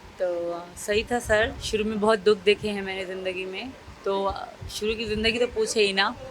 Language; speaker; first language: Urdu; non-native, local second language; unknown